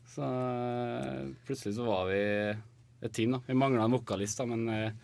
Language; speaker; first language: Norwegian; native; Norwegian